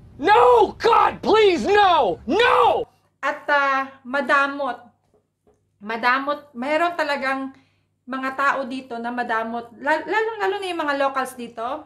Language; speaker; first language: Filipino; non-native, local second language; Cebuano